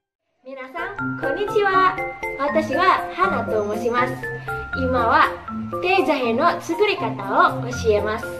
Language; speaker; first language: Japanese; non-native, learner; Indonesian